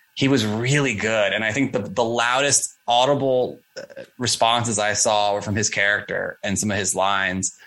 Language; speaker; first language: English; native; English